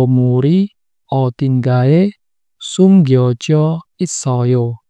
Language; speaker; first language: Korean; non-native, fluent; Indonesian